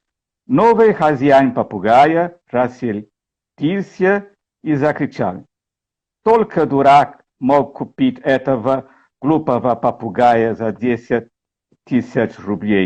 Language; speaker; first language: Russian; non-native, learner; Portuguese